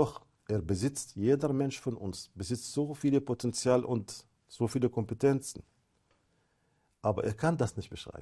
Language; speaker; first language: German; non-native, fluent; Arabic